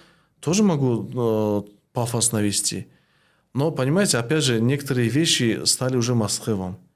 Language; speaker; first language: Russian; non-native, local second language; Tajik